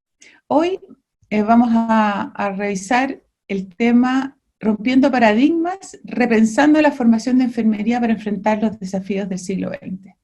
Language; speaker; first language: Spanish; native; Spanish